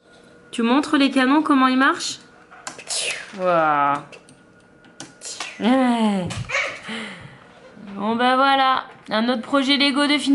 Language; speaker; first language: French; native; French